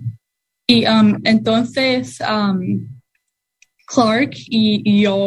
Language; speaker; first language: Spanish; non-native, learner; English